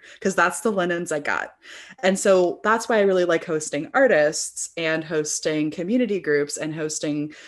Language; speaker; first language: English; native; English